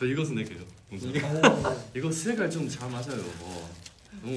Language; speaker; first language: Korean; non-native, learner; Chinese